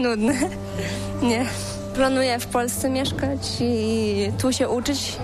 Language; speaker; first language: Polish; non-native, local second language; Russian